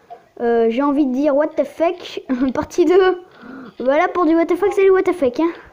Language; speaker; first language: French; native; French